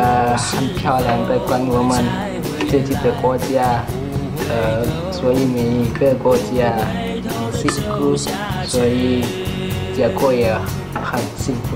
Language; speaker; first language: Chinese; non-native, learner; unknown